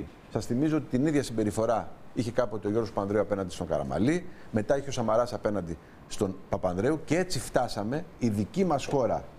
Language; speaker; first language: Greek; native; Greek